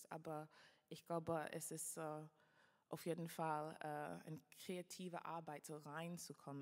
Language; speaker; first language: German; non-native, fluent; English